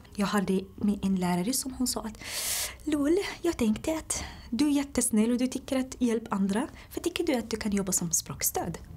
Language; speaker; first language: Swedish; non-native, learner; Somali